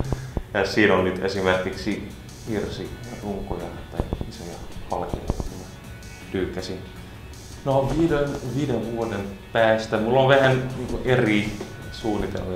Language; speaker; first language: Finnish; non-native, fluent; Dutch